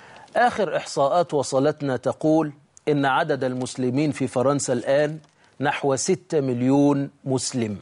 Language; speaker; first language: Arabic; native; Arabic